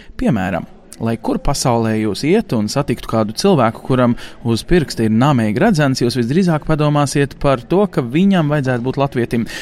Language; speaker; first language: Latvian; native; Latvian